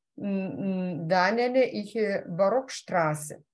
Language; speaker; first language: German; non-native, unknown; Lithuanian